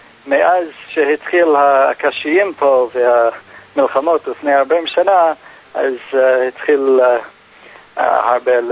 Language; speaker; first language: Hebrew; non-native, fluent; English